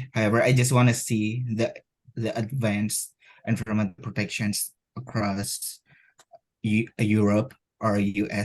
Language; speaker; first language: English; non-native, learner; Indonesian